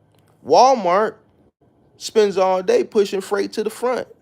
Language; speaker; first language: English; native; English